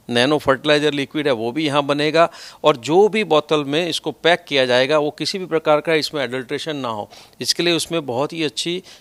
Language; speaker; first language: Hindi; non-native, local second language; Gujarati